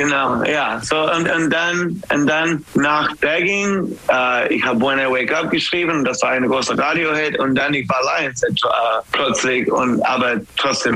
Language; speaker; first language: German; non-native, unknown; English